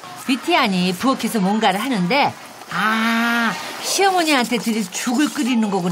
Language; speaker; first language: Korean; native; Korean